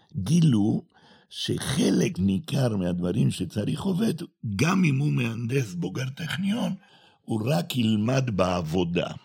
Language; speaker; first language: Hebrew; non-native, fluent; Spanish